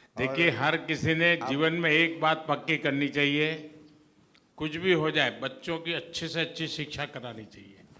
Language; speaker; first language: Hindi; non-native, local second language; Gujarati